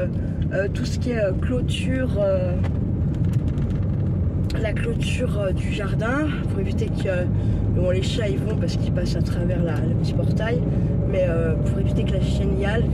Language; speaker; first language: French; native; French